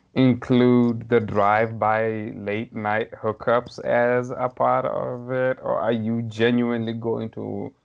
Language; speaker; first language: English; non-native, local second language; Somali